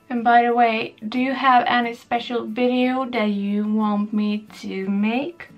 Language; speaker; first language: English; non-native, fluent; Swedish